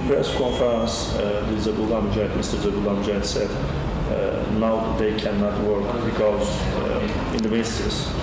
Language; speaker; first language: English; non-native, learner; Turkish